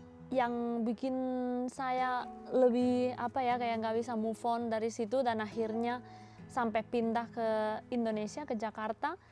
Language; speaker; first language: Indonesian; non-native, fluent; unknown